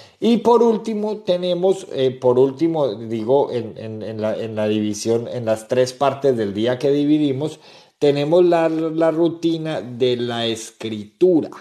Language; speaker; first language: Spanish; native; Spanish